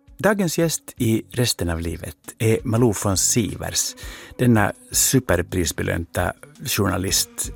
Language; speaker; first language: Swedish; native; Swedish